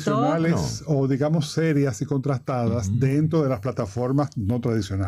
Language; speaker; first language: Spanish; native; Spanish